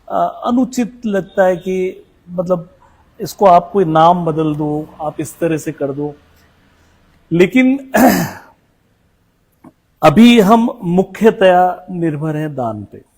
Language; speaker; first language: Hindi; native; Hindi